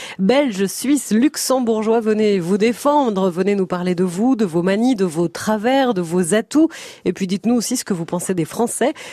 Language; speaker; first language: French; native; French